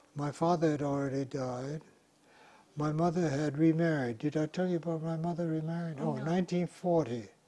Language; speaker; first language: English; native; English